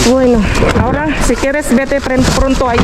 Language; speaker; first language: Spanish; non-native, learner; Filipino